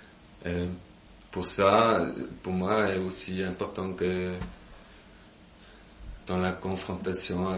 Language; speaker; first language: French; non-native, local second language; German